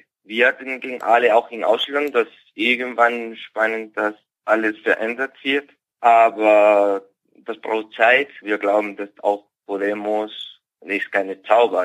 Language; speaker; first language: German; non-native, fluent; Spanish